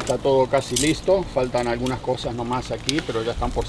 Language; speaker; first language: Spanish; native; Spanish